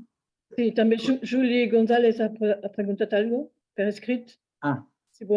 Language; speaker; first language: Catalan; non-native, fluent; French